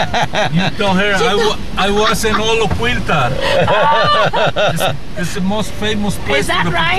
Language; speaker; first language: English; non-native, learner; Spanish